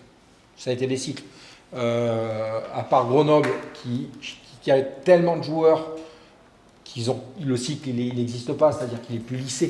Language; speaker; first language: French; native; French